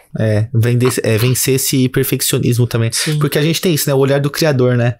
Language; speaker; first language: Portuguese; native; Portuguese